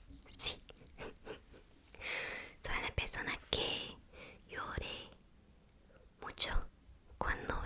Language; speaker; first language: Spanish; non-native, learner; Korean